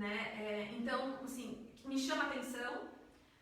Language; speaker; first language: Portuguese; native; Portuguese